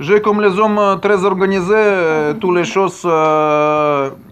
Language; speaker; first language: French; non-native, learner; Russian